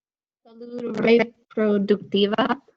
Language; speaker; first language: Spanish; non-native, fluent; English